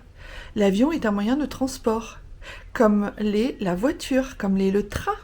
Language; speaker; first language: French; native; French